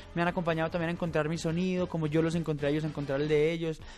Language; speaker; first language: Spanish; native; Spanish